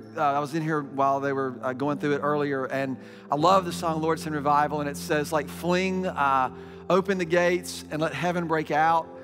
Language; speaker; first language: English; native; English